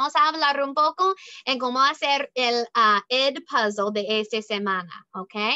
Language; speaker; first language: Spanish; non-native, learner; English